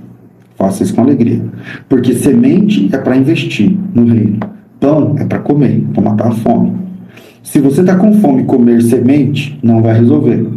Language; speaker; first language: Portuguese; native; Portuguese